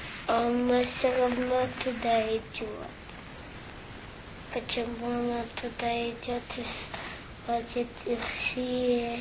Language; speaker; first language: Russian; early bilingual, heritage; Russian